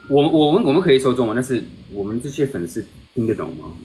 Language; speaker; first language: Chinese; early bilingual, heritage; Chinese